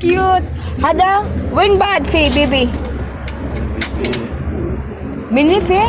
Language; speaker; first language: Arabic; non-native, learner; Cebuano